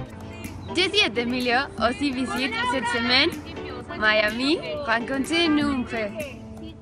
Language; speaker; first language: French; non-native, learner; Spanish